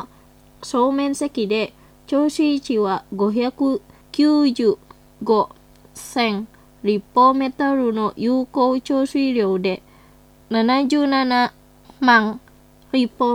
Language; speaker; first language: Japanese; non-native, fluent; Indonesian